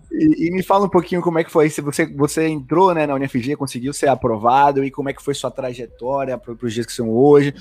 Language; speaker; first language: Portuguese; native; Portuguese